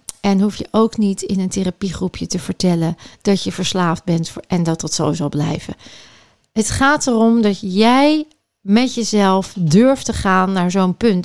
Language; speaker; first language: Dutch; native; Dutch